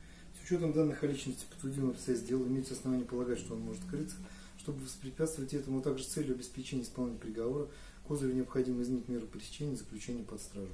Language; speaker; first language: Russian; native; Russian